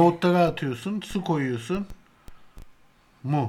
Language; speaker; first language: Turkish; native; Turkish